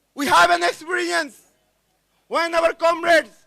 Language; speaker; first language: English; non-native, local second language; Bangla